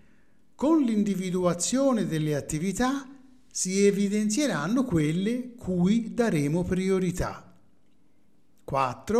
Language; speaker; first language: Italian; native; Italian